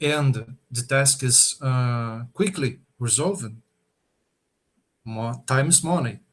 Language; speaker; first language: English; non-native, learner; Portuguese